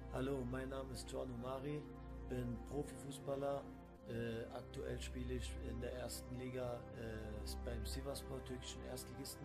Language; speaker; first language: German; early bilingual, other home language; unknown